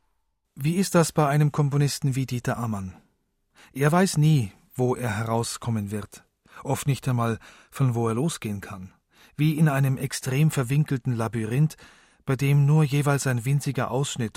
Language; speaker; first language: German; native; German